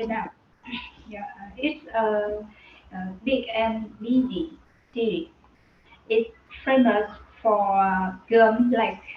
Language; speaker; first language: English; non-native, learner; Vietnamese